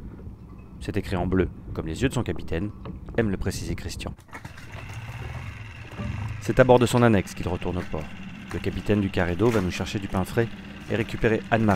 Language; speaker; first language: French; native; French